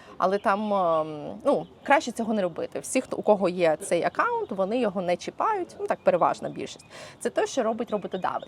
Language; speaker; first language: Ukrainian; native; Ukrainian